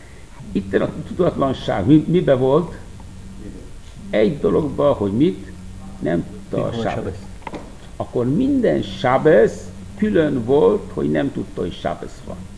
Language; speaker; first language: Hungarian; non-native, fluent; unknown